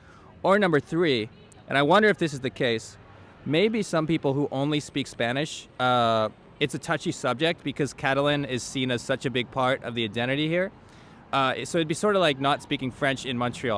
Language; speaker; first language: English; non-native, learner; Khmer